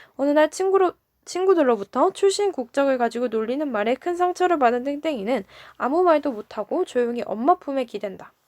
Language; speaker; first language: Korean; native; Korean